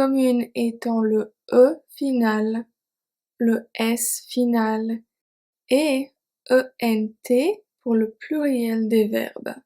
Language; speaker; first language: French; native; French